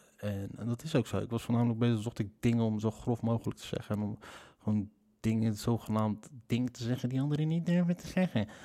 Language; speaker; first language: Dutch; early bilingual, other home language; Riffian